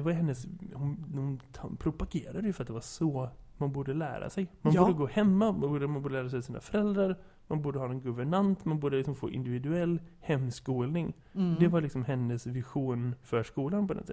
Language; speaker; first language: Swedish; native; Swedish